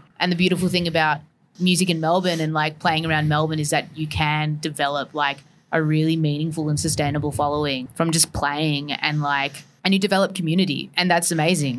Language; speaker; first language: English; native; English